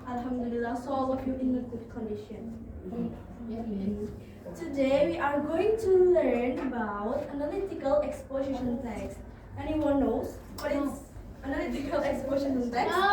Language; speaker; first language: English; non-native, learner; Indonesian